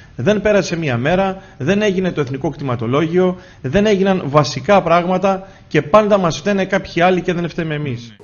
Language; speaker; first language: Greek; native; Greek